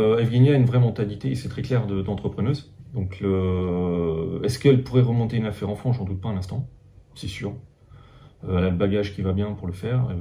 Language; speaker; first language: French; native; French